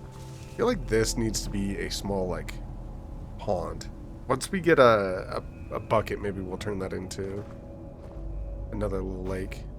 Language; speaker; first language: English; native; English